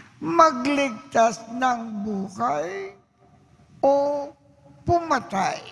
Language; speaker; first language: Filipino; native; Filipino